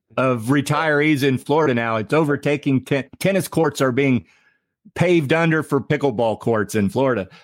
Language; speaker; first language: English; native; English